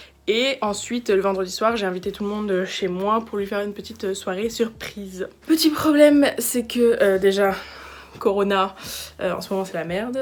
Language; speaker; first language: French; native; French